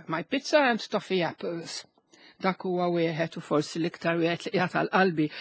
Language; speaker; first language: Maltese; non-native, local second language; Italian